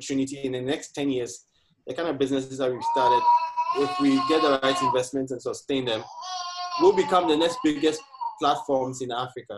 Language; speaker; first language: English; non-native, local second language; Akan